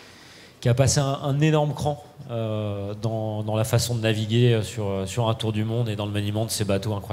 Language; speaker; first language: French; native; French